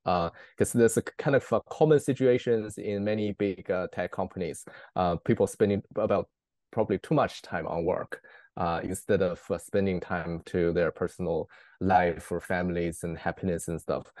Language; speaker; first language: English; non-native, fluent; Chinese